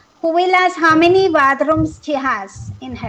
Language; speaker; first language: English; non-native, fluent; Spanish